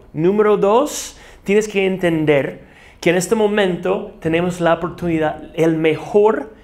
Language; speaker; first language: Spanish; non-native, fluent; English